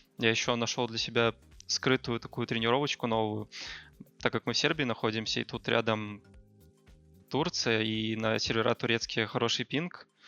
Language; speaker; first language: Russian; native; Russian